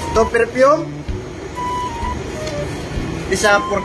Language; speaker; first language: English; non-native, learner; Filipino